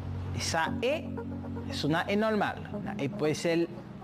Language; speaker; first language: Spanish; non-native, fluent; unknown